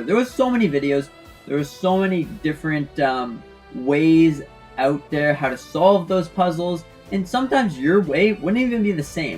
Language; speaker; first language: English; native; English